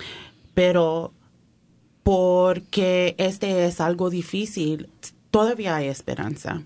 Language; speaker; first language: Spanish; early bilingual, heritage; Spanish